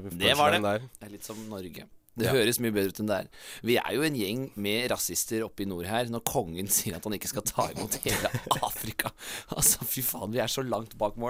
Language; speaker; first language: Norwegian; native; Norwegian